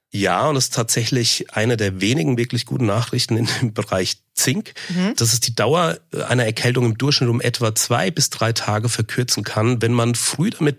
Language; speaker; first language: German; native; German